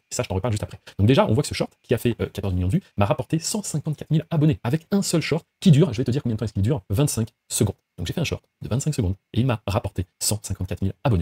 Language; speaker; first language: French; native; French